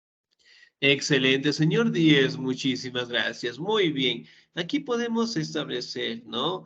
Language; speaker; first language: Spanish; native; Spanish